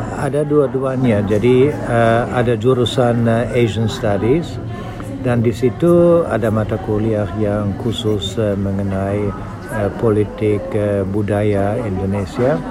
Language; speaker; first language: Indonesian; non-native, fluent; German